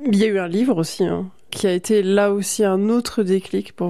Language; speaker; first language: French; native; French